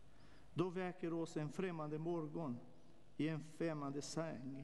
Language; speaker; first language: Swedish; non-native, fluent; Portuguese